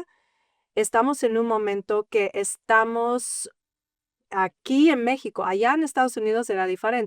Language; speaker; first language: Spanish; early bilingual, heritage; English